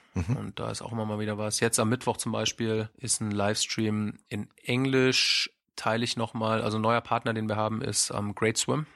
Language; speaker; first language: German; native; German